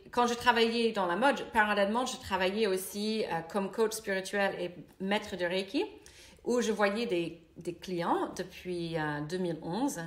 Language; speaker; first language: French; non-native, fluent; English